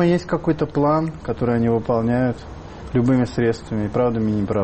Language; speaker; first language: Russian; native; Russian